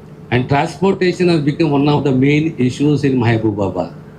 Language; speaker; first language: English; non-native, local second language; Telugu